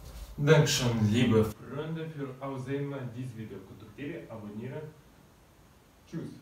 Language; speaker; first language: German; non-native, learner; Russian